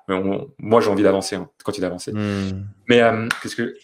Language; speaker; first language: French; native; French